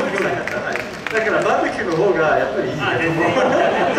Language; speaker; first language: Japanese; early bilingual, heritage; Japanese